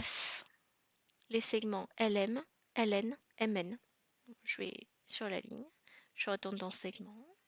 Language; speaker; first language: French; native; French